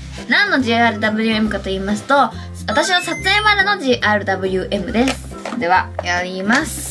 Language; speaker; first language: Japanese; native; Japanese